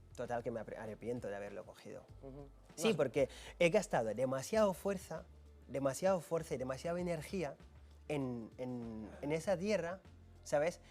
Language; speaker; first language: Spanish; non-native, fluent; Wolof